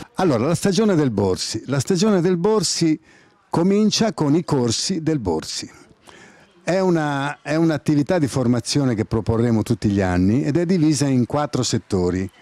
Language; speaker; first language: Italian; native; Italian